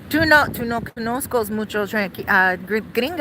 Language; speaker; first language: Spanish; non-native, learner; English